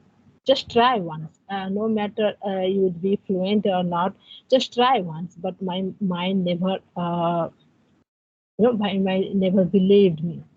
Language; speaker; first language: English; non-native, learner; Odia